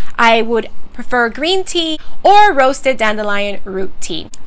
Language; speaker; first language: English; early bilingual, other home language; Spanish